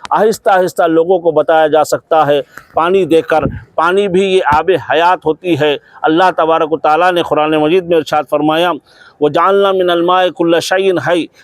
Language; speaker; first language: Urdu; native; Urdu